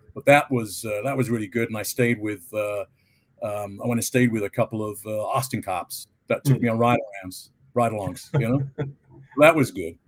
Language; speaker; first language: English; native; English